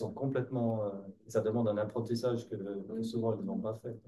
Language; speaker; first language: French; native; French